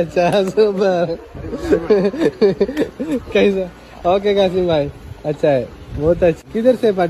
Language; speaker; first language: Hindi; non-native, local second language; Malayalam